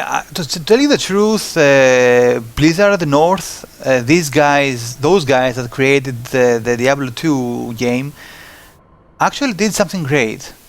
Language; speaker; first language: English; non-native, fluent; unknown